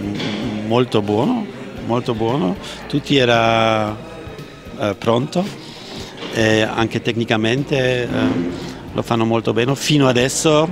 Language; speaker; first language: Italian; non-native, fluent; German